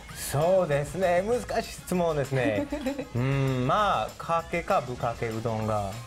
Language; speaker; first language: Japanese; non-native, fluent; English